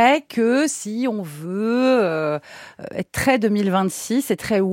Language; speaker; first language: French; native; French